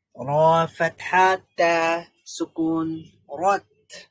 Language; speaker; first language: Arabic; non-native, learner; Bangla